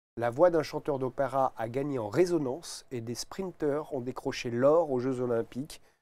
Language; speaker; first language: French; native; French